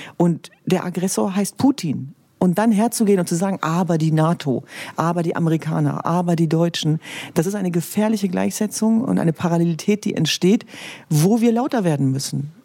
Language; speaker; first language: German; early bilingual, other home language; Kurdish